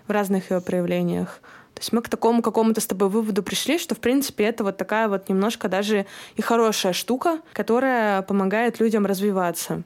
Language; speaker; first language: Russian; native; Russian